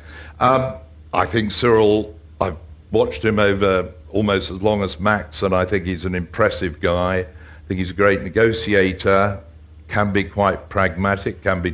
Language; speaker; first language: English; native; English